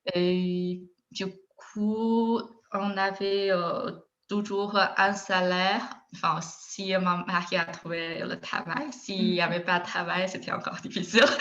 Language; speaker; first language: French; non-native, fluent; Chinese